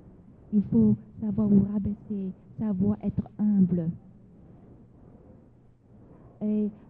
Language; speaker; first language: French; non-native, fluent; Vietnamese